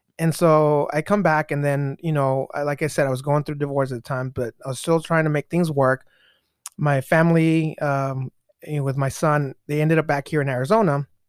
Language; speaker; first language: English; early bilingual, other home language; Spanish